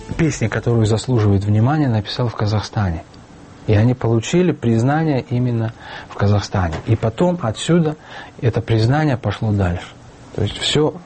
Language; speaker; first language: Russian; non-native, local second language; Tajik